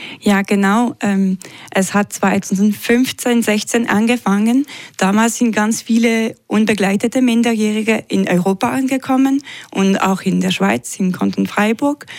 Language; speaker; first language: German; non-native, local second language; French